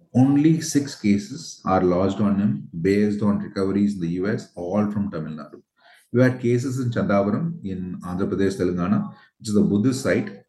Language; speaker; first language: English; non-native, local second language; Tamil